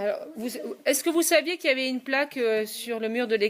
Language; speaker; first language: French; native; French